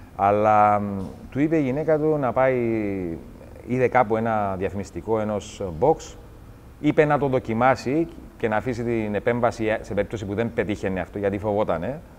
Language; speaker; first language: Greek; native; Greek